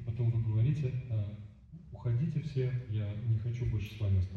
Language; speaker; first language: Russian; native; Russian